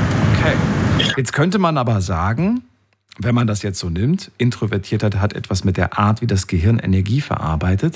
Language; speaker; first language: German; native; German